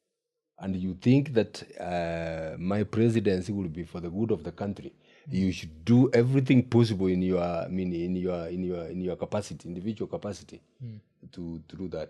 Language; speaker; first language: English; non-native, local second language; Gusii